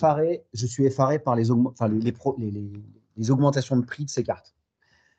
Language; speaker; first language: French; native; French